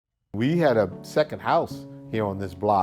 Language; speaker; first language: English; native; English